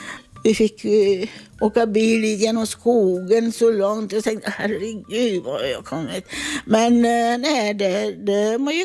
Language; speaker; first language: Swedish; non-native, fluent; Italian